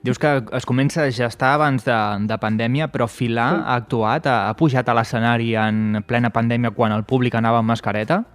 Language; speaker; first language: Catalan; native; Catalan